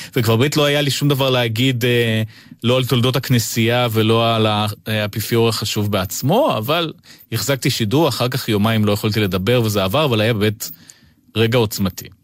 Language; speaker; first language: Hebrew; early bilingual, other home language; Russian